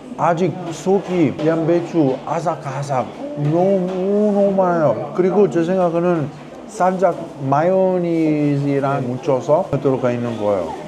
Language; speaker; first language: Korean; non-native, fluent; Italian